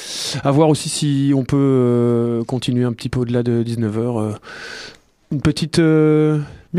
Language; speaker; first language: French; native; French